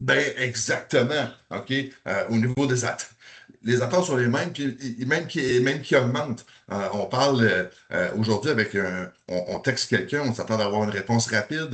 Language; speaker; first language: French; native; French